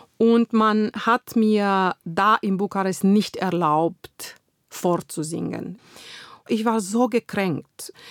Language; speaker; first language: German; non-native, fluent; Romanian